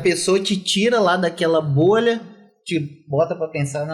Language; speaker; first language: Portuguese; native; Portuguese